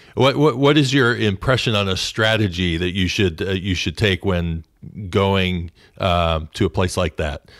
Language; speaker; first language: English; native; English